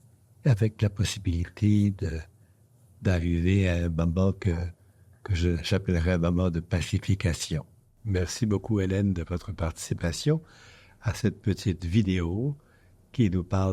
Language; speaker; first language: French; native; French